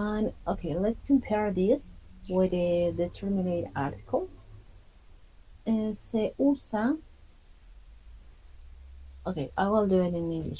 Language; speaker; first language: English; non-native, fluent; Spanish